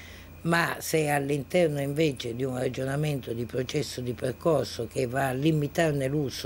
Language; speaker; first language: Italian; native; Italian